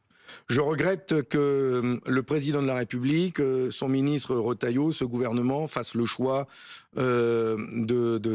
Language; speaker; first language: French; native; French